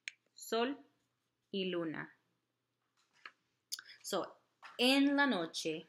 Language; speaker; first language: Spanish; non-native, fluent; English